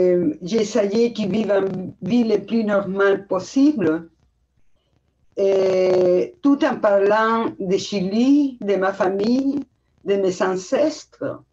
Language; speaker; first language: French; non-native, fluent; Spanish